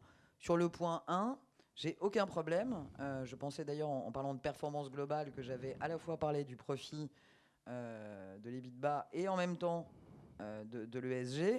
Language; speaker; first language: French; native; French